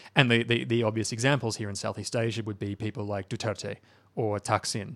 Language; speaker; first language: English; native; English